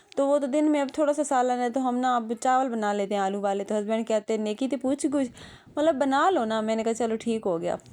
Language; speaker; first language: Urdu; non-native, local second language; Punjabi